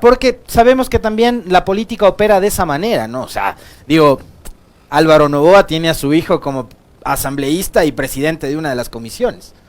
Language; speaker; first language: Spanish; native; Spanish